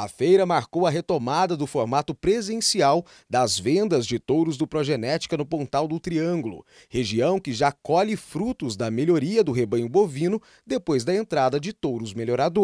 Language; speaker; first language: Portuguese; native; Portuguese